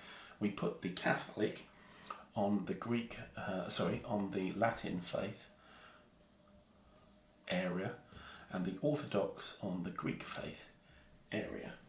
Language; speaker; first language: English; native; English